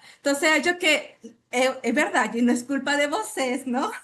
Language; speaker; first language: Portuguese; non-native, fluent; Spanish